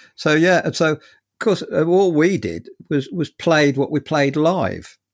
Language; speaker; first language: English; native; English